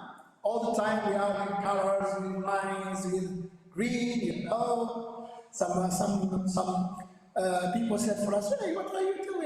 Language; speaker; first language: English; non-native, learner; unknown